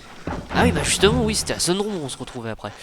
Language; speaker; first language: French; native; French